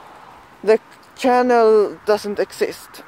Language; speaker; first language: English; non-native, learner; Swedish